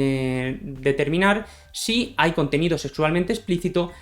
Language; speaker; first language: Spanish; native; Spanish